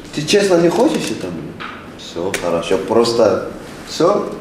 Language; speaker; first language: Russian; non-native, learner; Persian